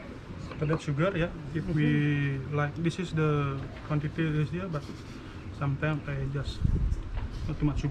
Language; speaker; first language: English; non-native, learner; Indonesian